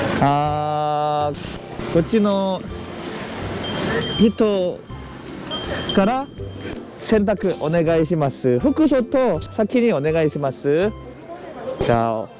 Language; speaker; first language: Japanese; non-native, learner; Korean